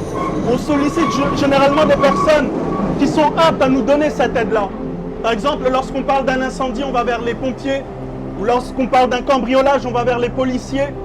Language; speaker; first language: French; native; French